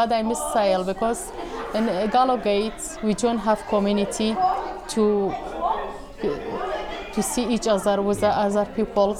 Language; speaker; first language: English; non-native, learner; Arabic